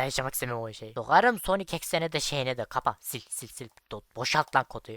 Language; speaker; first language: Turkish; native; Turkish